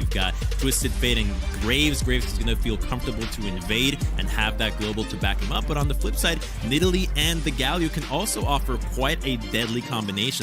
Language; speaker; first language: English; native; English